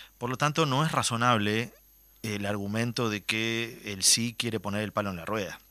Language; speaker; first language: Spanish; native; Spanish